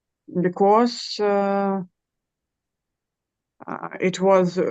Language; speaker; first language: English; non-native, learner; Russian